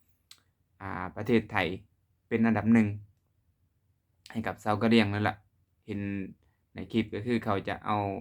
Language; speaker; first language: Thai; non-native, local second language; Lao